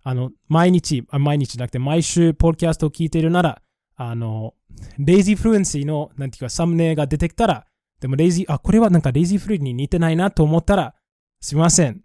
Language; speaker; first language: Japanese; non-native, fluent; English